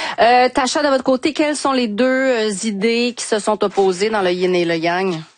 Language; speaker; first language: French; native; French